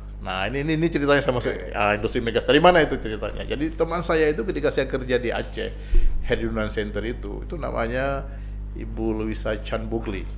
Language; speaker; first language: Indonesian; non-native, local second language; Achinese